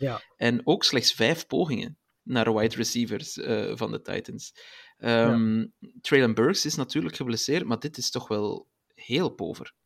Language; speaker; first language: Dutch; native; Dutch